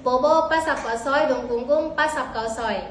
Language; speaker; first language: Cantonese; non-native, learner; Indonesian